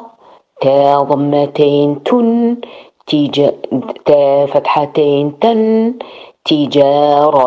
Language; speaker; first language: Arabic; non-native, learner; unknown